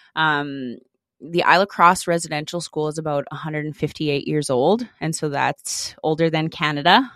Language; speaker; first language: English; native; English